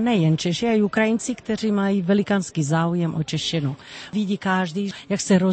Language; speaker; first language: Czech; non-native, fluent; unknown